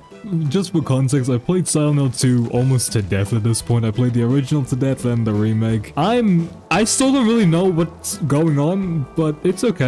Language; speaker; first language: English; native; English